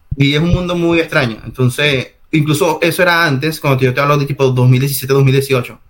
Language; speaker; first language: Spanish; native; Spanish